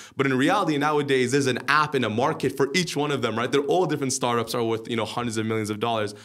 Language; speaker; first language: English; early bilingual, other home language; Arabic